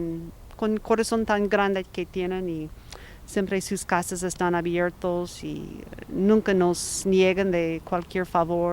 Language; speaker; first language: Spanish; non-native, fluent; English